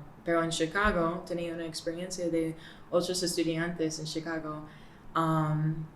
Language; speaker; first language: Spanish; non-native, learner; English